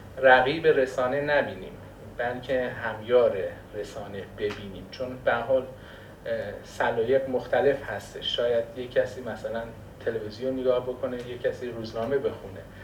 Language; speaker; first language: Persian; non-native, local second language; Baluchi